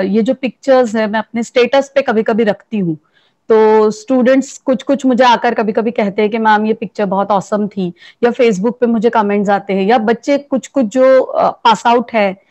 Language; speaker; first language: Hindi; native; Hindi